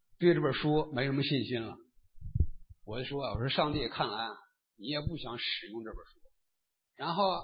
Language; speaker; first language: Chinese; native; Chinese